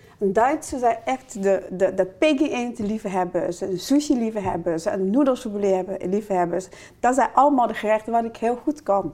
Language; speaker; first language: Dutch; non-native, fluent; Chinese